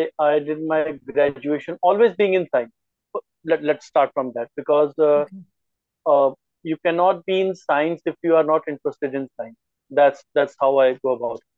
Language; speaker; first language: English; non-native, local second language; Punjabi